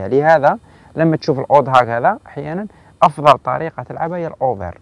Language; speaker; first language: Arabic; native; Arabic